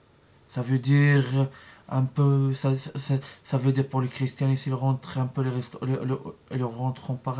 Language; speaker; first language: French; non-native, learner; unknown